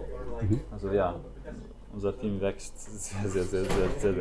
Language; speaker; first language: German; non-native, fluent; Latvian